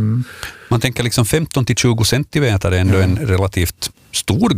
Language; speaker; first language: Swedish; native; Swedish